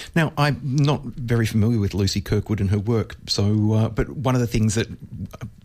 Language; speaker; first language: English; native; English